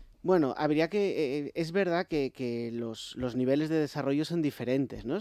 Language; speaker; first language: Spanish; native; Spanish